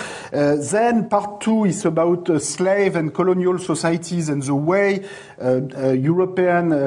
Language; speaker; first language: English; non-native, fluent; French